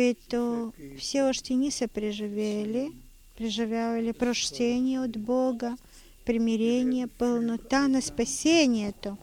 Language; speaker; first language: Bulgarian; non-native, fluent; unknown